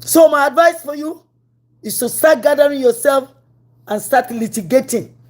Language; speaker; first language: English; non-native, local second language; Yoruba